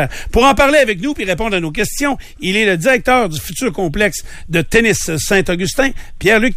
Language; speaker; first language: French; native; French